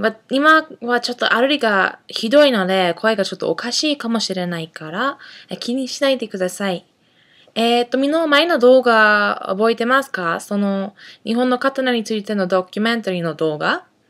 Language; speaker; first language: Japanese; non-native, fluent; English